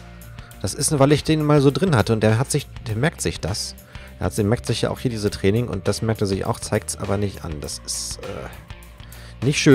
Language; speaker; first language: German; native; German